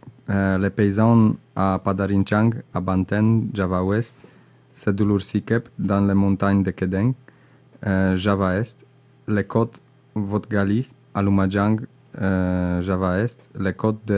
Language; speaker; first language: French; non-native, learner; Indonesian